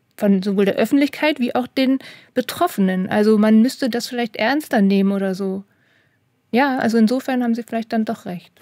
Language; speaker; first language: German; native; German